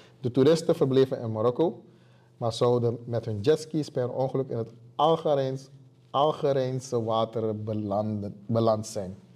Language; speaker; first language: Dutch; native; Dutch